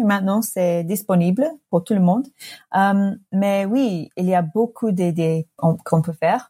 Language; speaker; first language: French; non-native, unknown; English